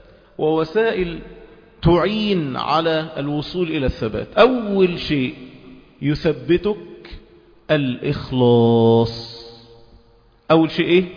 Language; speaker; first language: Arabic; native; Arabic